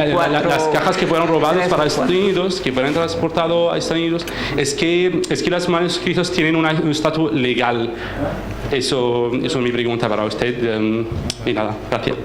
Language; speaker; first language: Spanish; non-native, fluent; Arabic